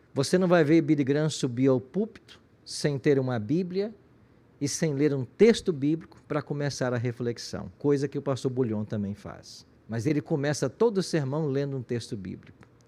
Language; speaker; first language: Portuguese; native; Portuguese